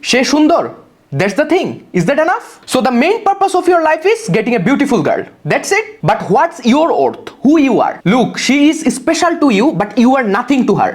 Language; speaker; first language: English; non-native, local second language; Bangla